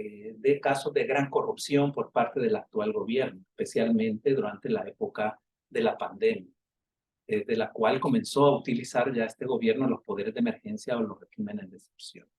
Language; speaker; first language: Spanish; native; Spanish